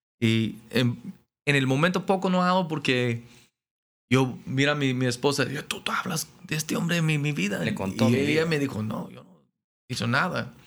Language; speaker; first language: Spanish; non-native, learner; English